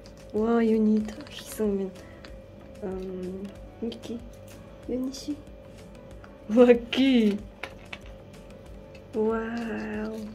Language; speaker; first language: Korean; non-native, learner; Kazakh